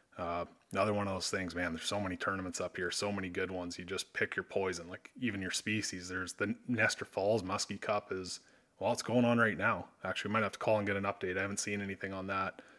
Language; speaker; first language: English; native; English